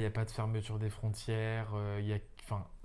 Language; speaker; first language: French; native; French